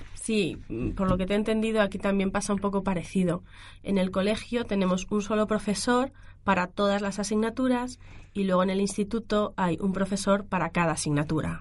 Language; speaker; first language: Spanish; native; Spanish